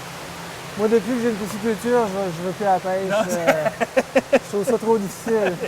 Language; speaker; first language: French; native; French